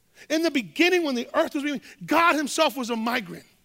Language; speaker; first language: English; early bilingual, other home language; Spanish